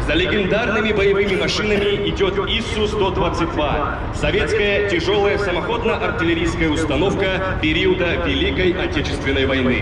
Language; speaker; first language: Russian; native; Russian